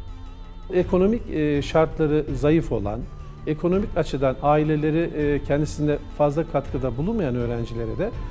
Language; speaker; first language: Turkish; native; Turkish